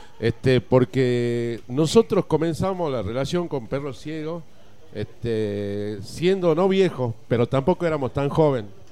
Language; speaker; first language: Spanish; native; Spanish